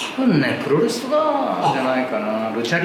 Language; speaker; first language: Japanese; native; Japanese